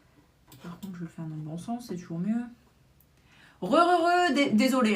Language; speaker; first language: French; native; French